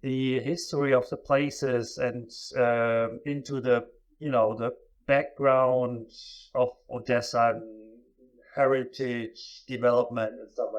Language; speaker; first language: English; non-native, fluent; German